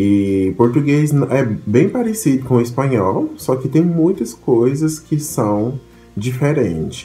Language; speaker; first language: Portuguese; non-native, fluent; Haitian Creole